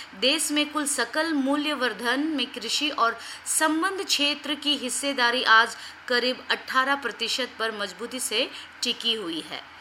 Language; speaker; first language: Hindi; non-native, local second language; Santali